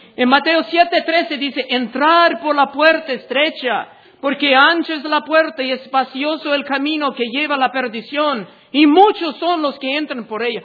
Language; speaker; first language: Spanish; non-native, fluent; English